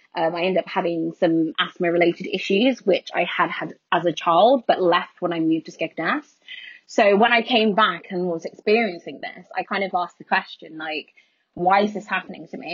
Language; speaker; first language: English; native; English